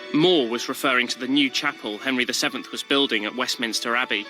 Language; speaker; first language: English; native; English